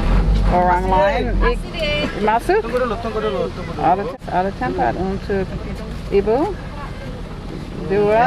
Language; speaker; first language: Indonesian; non-native, learner; English